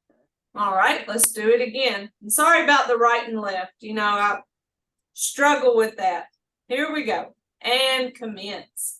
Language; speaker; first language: English; native; English